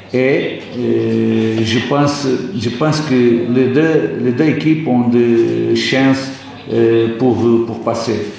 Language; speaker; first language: French; non-native, learner; Portuguese